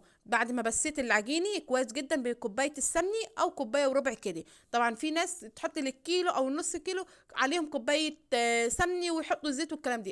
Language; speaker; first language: Arabic; native; Arabic